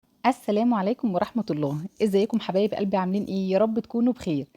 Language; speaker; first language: Arabic; native; Arabic